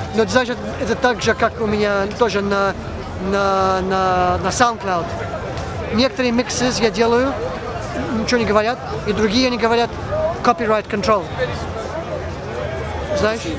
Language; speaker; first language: Russian; early bilingual, heritage; Russian